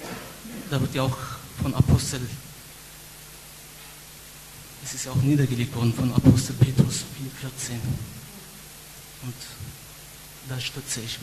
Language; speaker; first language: German; non-native, fluent; Turkish